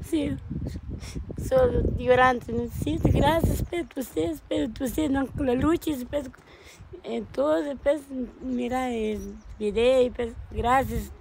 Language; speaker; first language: Spanish; non-native, local second language; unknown